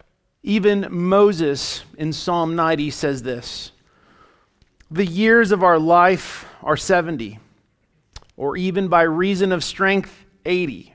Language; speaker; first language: English; native; English